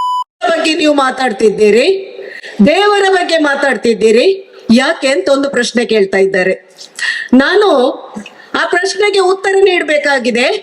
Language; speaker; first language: Kannada; native; Kannada